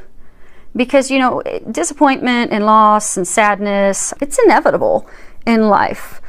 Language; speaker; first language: English; native; English